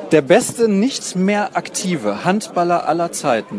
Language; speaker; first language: German; native; German